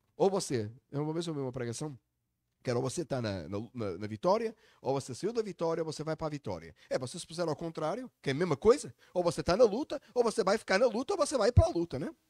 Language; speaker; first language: Portuguese; native; Portuguese